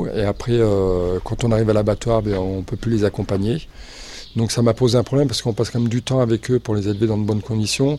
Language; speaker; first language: French; native; French